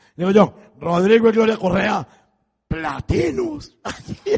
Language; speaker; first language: Spanish; native; Spanish